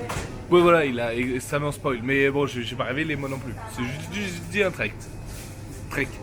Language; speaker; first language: French; native; French